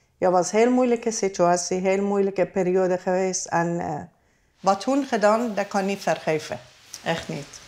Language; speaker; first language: Dutch; non-native, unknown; Persian